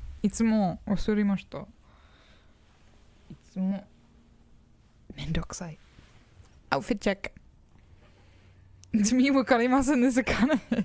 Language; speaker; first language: Japanese; non-native, learner; English